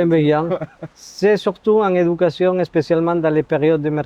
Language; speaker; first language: French; non-native, fluent; Spanish